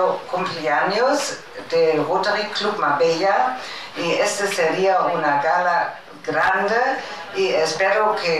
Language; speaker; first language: Spanish; non-native, learner; German